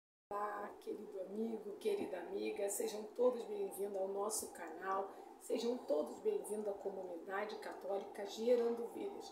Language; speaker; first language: Portuguese; native; Portuguese